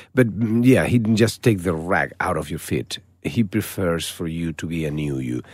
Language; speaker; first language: English; non-native, fluent; Spanish